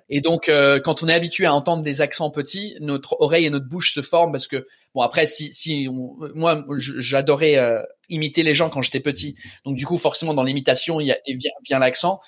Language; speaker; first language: French; early bilingual, other home language; English